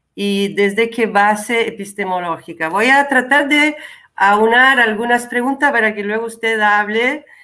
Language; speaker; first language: Spanish; non-native, fluent; Italian